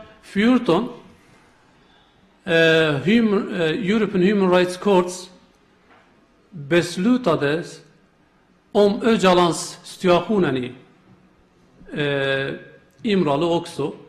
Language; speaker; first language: Swedish; non-native, learner; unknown